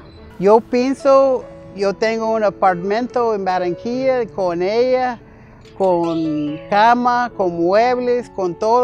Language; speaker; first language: Spanish; non-native, learner; English